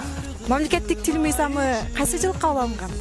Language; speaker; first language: Kyrgyz; native; Kyrgyz